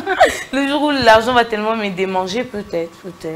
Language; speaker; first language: French; non-native, local second language; Lingala